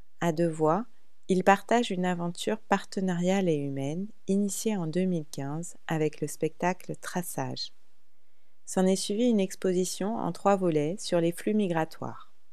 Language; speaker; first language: French; native; French